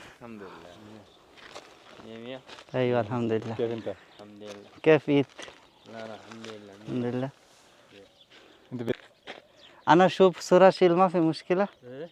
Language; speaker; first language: Arabic; non-native, learner; Bangla